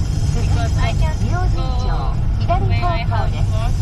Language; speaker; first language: English; non-native, learner; Japanese